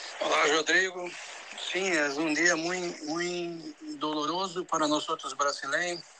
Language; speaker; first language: Spanish; non-native, learner; Portuguese